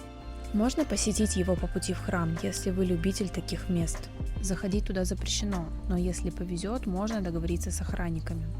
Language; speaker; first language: Russian; native; Russian